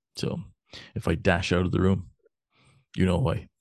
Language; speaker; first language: English; native; English